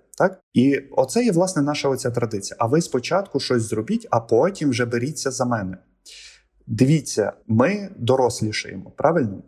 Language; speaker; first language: Ukrainian; native; Ukrainian